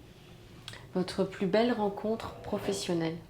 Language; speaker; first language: French; native; French